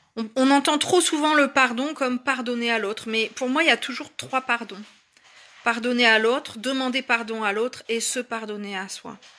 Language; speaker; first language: French; native; French